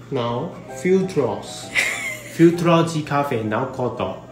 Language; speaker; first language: Portuguese; non-native, learner; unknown